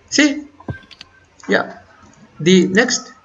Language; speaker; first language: English; non-native, local second language; Hindi